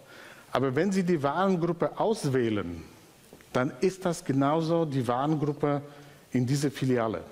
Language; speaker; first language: German; non-native, fluent; Polish